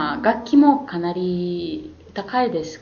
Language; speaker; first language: Japanese; non-native, fluent; Ukrainian